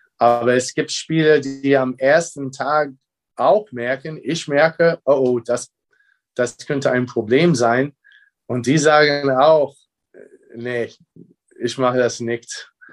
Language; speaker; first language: German; non-native, fluent; English